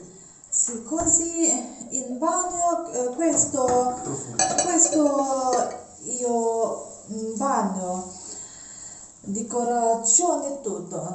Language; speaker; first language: Italian; non-native, learner; Mizo